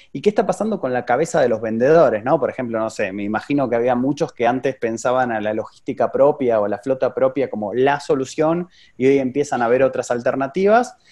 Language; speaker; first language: Spanish; native; Spanish